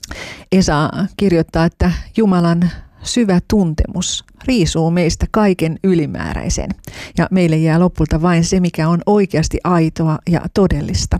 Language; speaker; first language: Finnish; native; Finnish